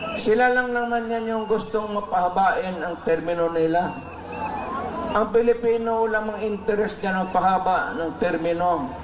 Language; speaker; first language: Filipino; non-native, local second language; Cebuano